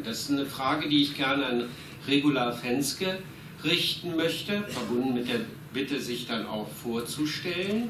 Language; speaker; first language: German; native; German